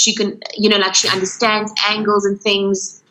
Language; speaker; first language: English; non-native, local second language; Afrikaans